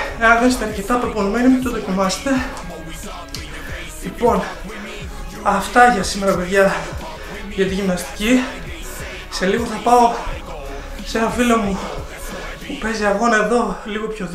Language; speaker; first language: Greek; native; Greek